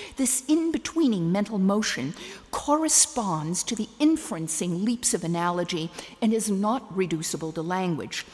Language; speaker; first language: English; native; English